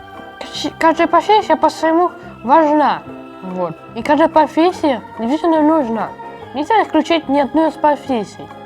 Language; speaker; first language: Russian; native; Russian